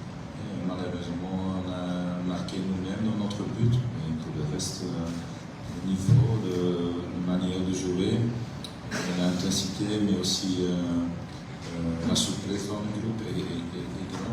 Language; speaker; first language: French; non-native, fluent; Dutch